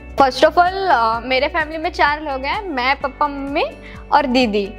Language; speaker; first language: Hindi; non-native, local second language; Urdu